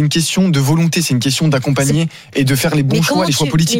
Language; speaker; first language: French; native; French